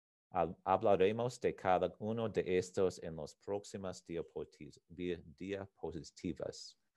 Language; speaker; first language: Spanish; non-native, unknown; English